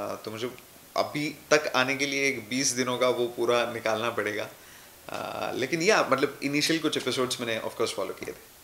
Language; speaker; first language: Hindi; non-native, local second language; Marathi